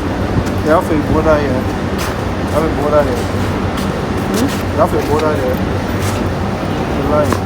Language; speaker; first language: English; non-native, learner; French